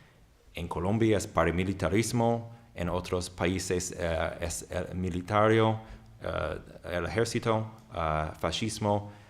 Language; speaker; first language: Spanish; non-native, fluent; English